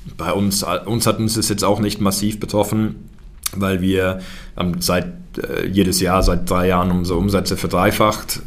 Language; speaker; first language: German; early bilingual, heritage; German